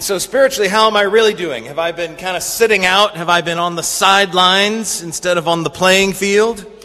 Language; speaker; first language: English; native; English